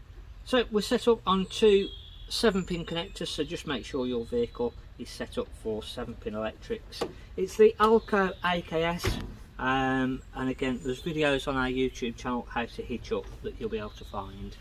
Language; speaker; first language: English; native; English